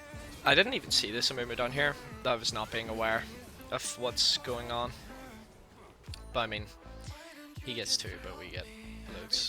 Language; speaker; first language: English; native; English